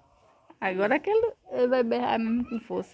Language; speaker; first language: Portuguese; native; Portuguese